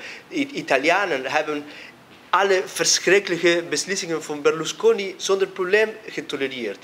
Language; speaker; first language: Dutch; non-native, fluent; Spanish